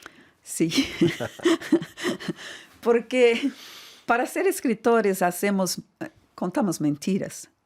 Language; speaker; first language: Spanish; non-native, fluent; Portuguese